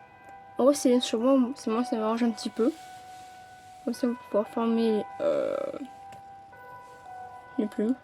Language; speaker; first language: French; native; French